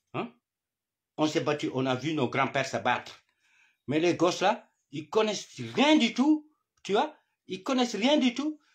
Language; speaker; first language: French; non-native, local second language; Wolof